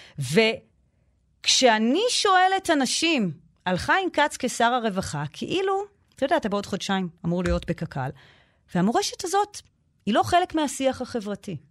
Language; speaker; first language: Hebrew; native; Hebrew